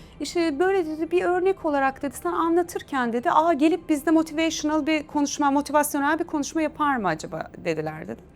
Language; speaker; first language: Turkish; native; Turkish